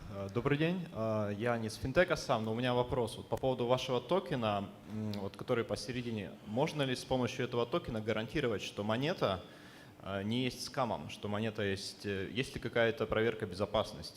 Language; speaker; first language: Russian; native; Russian